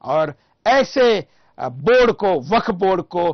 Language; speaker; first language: Hindi; non-native, local second language; Marathi